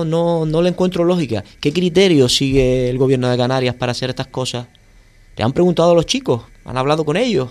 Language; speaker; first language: Spanish; native; Spanish